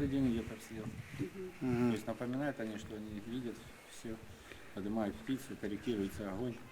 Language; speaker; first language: Russian; native; Russian